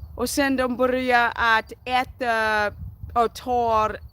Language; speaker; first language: Swedish; non-native, learner; English